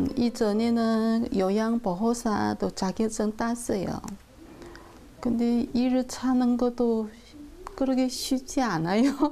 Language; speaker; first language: Korean; non-native, learner; Chinese